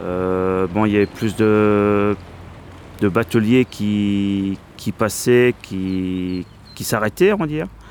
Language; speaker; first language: French; native; French